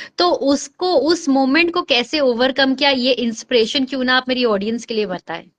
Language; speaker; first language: Hindi; native; Hindi